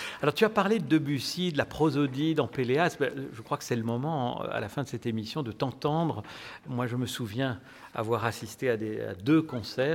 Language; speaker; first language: French; native; French